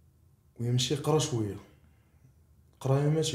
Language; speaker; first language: Arabic; native; Arabic